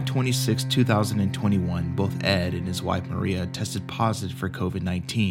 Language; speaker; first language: English; native; English